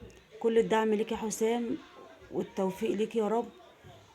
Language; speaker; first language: Arabic; native; Arabic